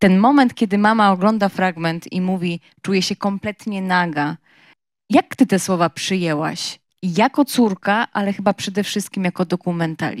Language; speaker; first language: Polish; native; Polish